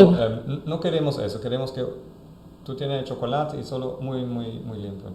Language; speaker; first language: Spanish; non-native, fluent; German